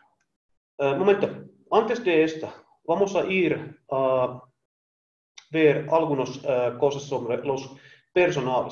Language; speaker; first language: Spanish; non-native, learner; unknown